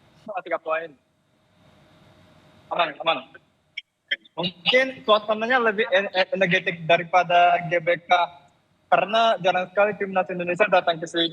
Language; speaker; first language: Indonesian; non-native, fluent; Japanese